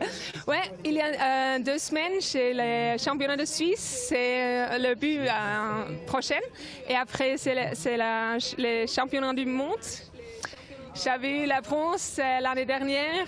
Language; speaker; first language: French; non-native, local second language; German